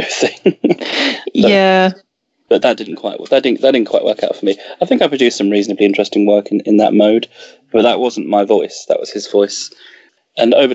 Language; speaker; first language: English; native; English